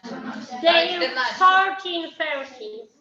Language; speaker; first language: English; non-native, fluent; Polish